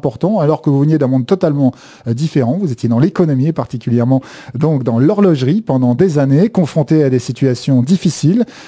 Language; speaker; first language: French; native; French